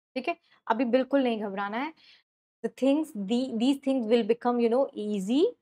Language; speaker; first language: Hindi; native; Hindi